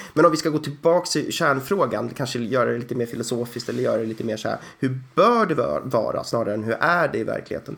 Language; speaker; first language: Swedish; native; Swedish